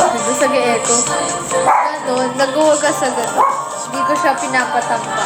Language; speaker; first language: Filipino; native; Filipino